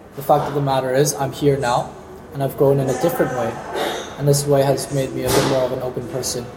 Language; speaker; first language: English; native; English